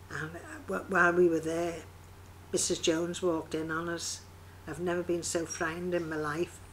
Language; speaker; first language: English; native; English